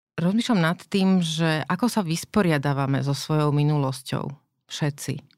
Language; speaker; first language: Slovak; native; Slovak